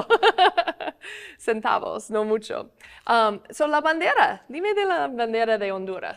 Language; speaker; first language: Spanish; non-native, fluent; English